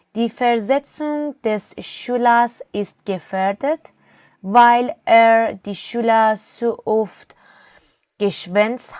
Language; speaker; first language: German; non-native, fluent; Persian